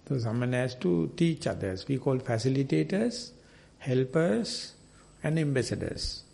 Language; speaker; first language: English; non-native, local second language; Sinhala